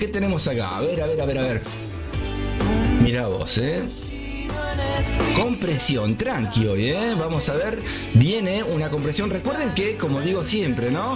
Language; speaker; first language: Spanish; native; Spanish